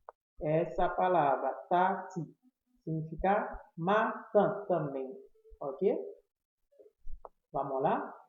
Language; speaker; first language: Portuguese; non-native, fluent; Haitian Creole